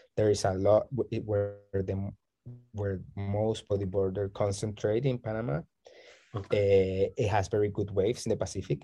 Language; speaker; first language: English; non-native, fluent; Spanish